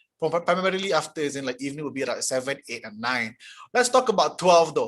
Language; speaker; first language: English; non-native, local second language; Malay